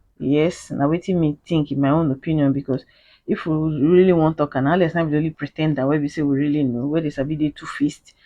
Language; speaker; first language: Nigerian Pidgin; native; Nigerian Pidgin